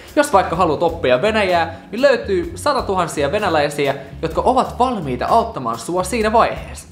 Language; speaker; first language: Finnish; non-native, fluent; Russian